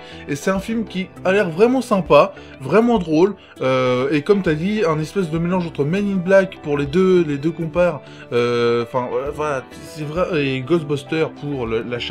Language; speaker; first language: French; native; French